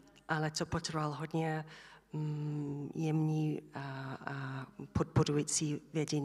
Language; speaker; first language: Czech; non-native, learner; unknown